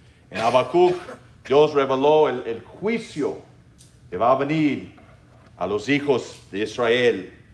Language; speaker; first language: Spanish; non-native, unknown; English